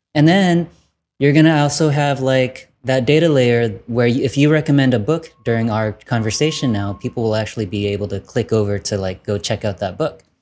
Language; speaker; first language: English; early bilingual, other home language; Vietnamese